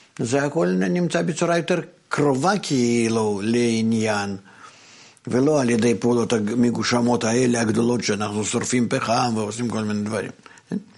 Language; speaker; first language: Hebrew; non-native, fluent; Russian